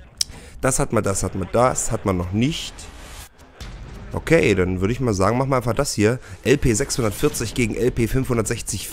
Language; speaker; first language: German; native; German